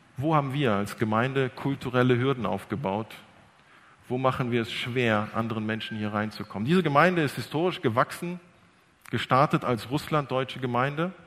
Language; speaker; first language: German; early bilingual, other home language; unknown